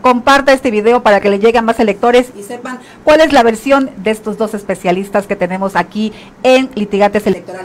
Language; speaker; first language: Spanish; native; Spanish